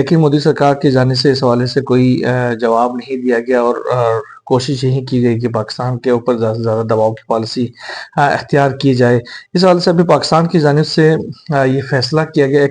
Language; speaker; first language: Urdu; native; Urdu